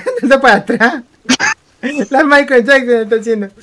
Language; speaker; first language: Spanish; native; Spanish